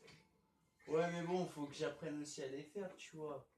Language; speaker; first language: French; native; French